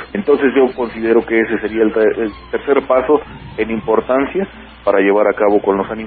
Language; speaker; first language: Spanish; native; Spanish